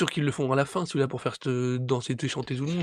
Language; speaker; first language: French; native; French